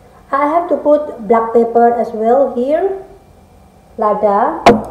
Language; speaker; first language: English; non-native, learner; Indonesian